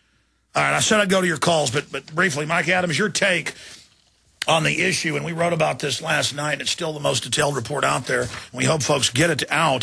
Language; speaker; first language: English; native; English